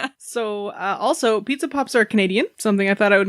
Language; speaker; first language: English; native; English